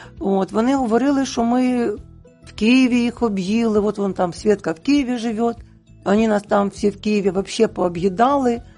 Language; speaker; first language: Ukrainian; non-native, local second language; Russian